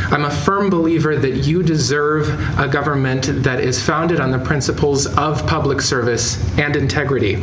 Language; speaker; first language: English; native; English